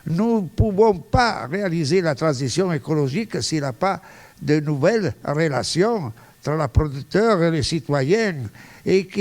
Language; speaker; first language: French; non-native, fluent; Italian